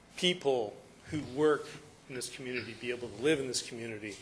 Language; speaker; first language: English; native; English